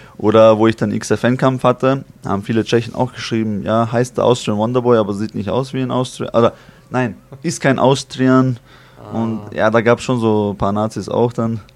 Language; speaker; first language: German; early bilingual, other home language; Chechen